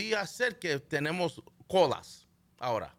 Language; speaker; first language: Spanish; early bilingual, heritage; Spanish